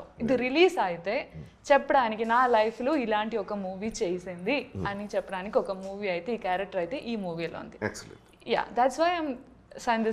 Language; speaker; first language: Telugu; non-native, local second language; Malayalam